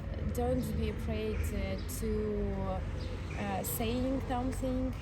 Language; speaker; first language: English; non-native, learner; Ukrainian